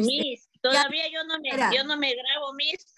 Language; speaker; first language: Spanish; native; Spanish